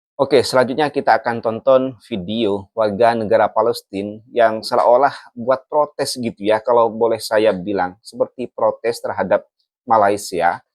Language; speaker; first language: Indonesian; native; Indonesian